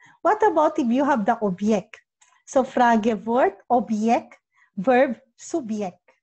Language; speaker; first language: English; non-native, local second language; Filipino